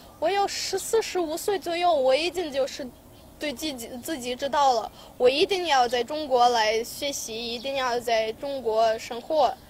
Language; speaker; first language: Chinese; non-native, fluent; Ukrainian